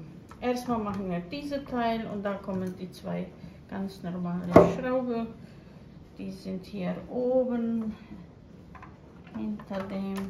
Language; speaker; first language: German; non-native, fluent; Croatian